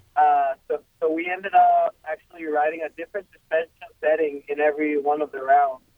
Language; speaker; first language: English; non-native, fluent; Spanish